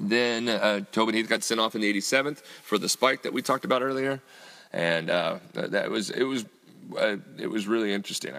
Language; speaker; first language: English; native; English